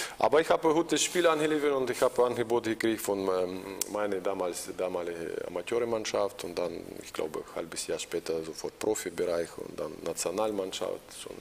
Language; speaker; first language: German; non-native, learner; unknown